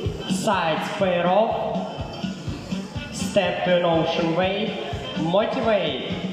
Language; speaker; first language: English; non-native, fluent; Russian